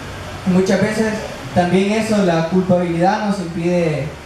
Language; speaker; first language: Spanish; native; Spanish